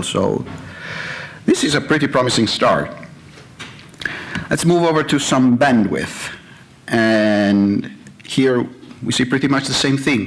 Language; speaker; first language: English; non-native, fluent; Italian